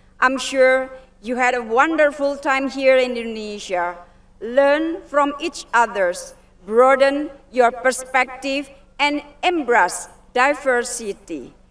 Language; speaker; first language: English; non-native, fluent; Indonesian